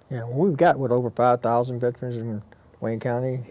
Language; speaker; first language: English; native; English